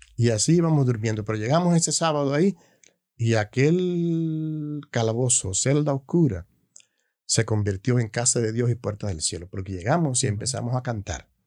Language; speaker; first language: Spanish; native; Spanish